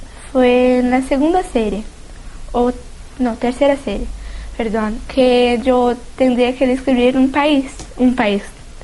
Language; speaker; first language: Spanish; non-native, learner; Portuguese